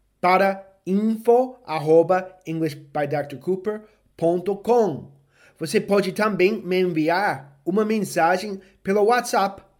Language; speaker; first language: Portuguese; non-native, fluent; English